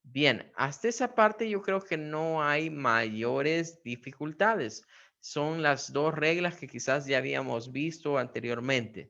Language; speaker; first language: Spanish; native; Spanish